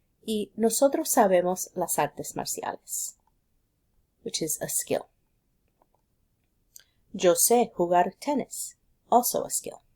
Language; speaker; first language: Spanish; non-native, fluent; English